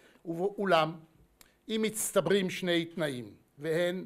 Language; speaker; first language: Hebrew; native; Hebrew